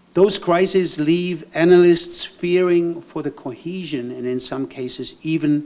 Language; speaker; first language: English; non-native, fluent; German